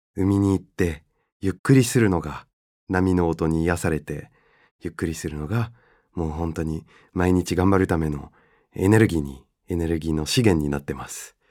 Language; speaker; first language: Japanese; non-native, fluent; French